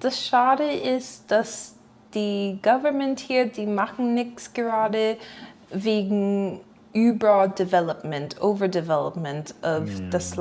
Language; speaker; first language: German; non-native, fluent; English